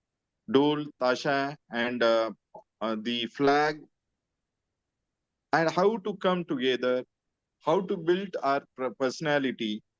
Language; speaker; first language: English; non-native, local second language; Marathi